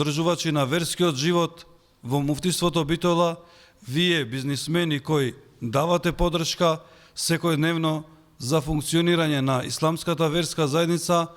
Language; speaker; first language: Macedonian; non-native, local second language; Albanian